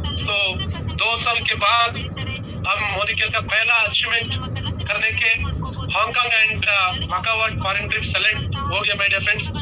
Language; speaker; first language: Hindi; non-native, local second language; Kannada